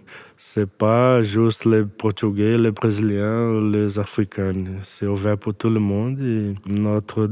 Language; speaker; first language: French; non-native, learner; Portuguese